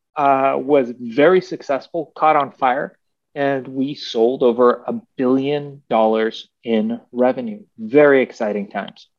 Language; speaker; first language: English; early bilingual, other home language; Persian